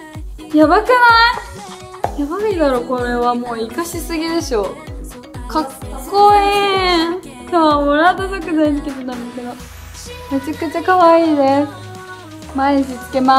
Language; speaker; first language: Japanese; native; Japanese